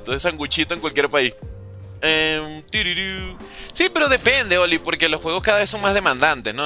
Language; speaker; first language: Spanish; native; Spanish